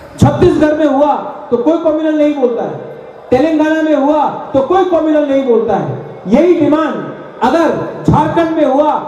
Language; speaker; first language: Hindi; non-native, local second language; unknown